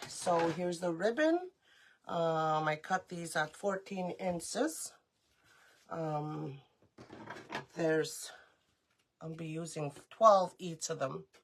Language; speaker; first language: English; native; English